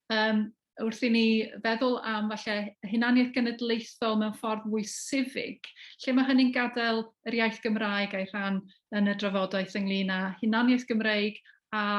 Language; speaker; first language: Welsh; native; Welsh